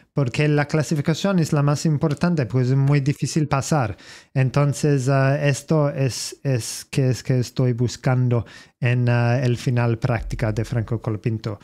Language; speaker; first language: Spanish; non-native, learner; English